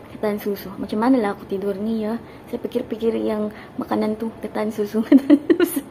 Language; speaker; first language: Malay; non-native, fluent; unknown